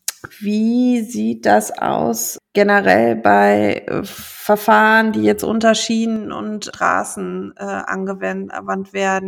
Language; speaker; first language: German; native; German